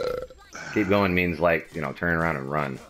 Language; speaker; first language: English; native; English